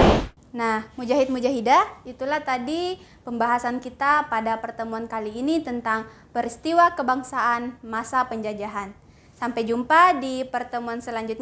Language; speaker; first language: Malay; native; Malay